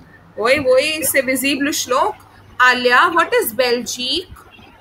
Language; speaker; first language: French; non-native, fluent; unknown